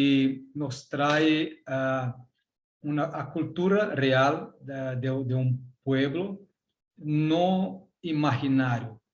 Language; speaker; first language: Spanish; non-native, learner; Portuguese